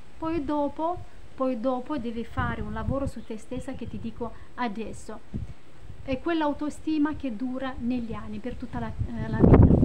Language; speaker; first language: Italian; non-native, fluent; Romanian